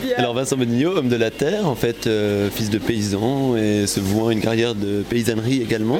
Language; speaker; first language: French; native; French